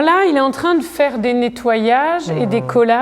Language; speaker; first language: French; native; French